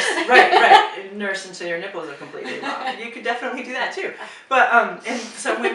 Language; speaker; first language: English; native; English